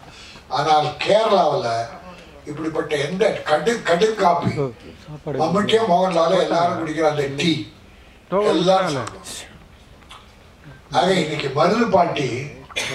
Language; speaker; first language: Tamil; native; Tamil